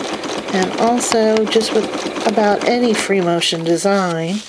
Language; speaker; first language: English; native; English